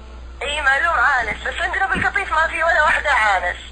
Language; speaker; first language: Arabic; native; Arabic